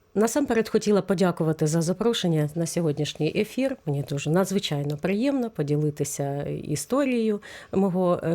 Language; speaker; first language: Ukrainian; native; Ukrainian